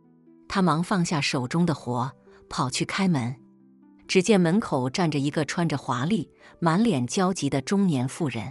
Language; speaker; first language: Chinese; native; Chinese